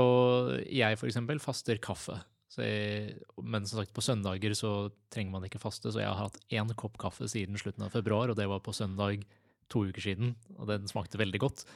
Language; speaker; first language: Norwegian; native; Norwegian